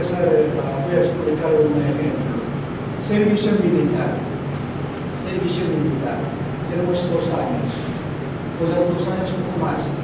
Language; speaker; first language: Spanish; non-native, learner; Korean